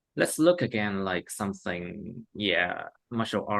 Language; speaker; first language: English; non-native, fluent; Vietnamese